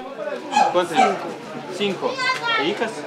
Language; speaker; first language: Spanish; non-native, learner; Serbian